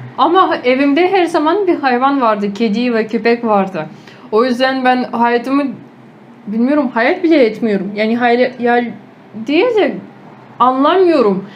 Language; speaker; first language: Turkish; non-native, fluent; Ukrainian